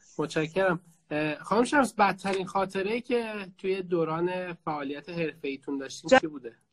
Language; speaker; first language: Persian; native; Persian